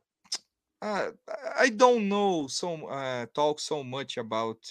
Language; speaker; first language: English; non-native, learner; Portuguese